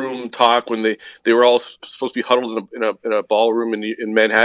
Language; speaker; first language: English; native; English